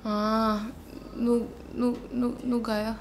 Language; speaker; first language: Korean; non-native, learner; Indonesian